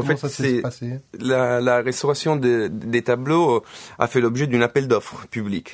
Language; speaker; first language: French; non-native, fluent; Italian